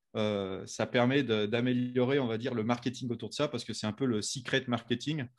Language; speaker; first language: French; native; French